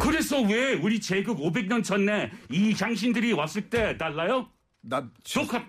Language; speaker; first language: Korean; non-native, learner; English